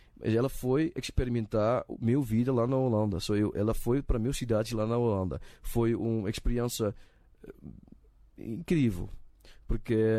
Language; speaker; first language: Portuguese; non-native, learner; Dutch